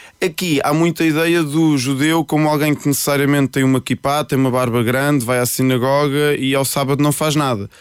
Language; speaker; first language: Portuguese; early bilingual, other home language; Spanish